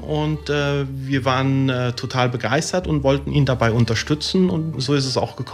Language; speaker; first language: German; early bilingual, other home language; Italian